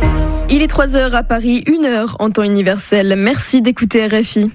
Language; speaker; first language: French; native; French